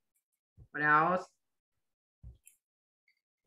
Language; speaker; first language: English; non-native, fluent; Vietnamese